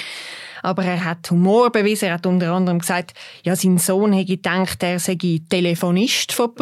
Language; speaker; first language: German; native; German